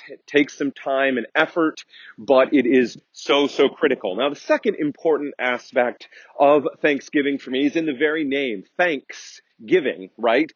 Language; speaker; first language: English; native; English